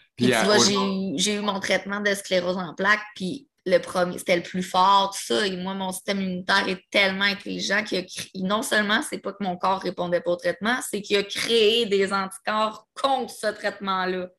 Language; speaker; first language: French; native; French